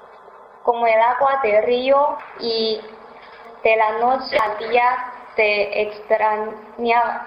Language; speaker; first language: Spanish; non-native, fluent; Chinese